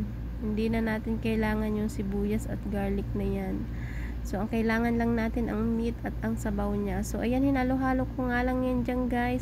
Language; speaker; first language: Filipino; native; Filipino